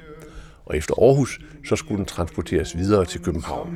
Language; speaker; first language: Danish; native; Danish